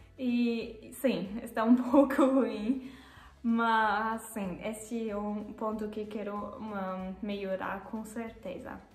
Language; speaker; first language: Portuguese; non-native, learner; German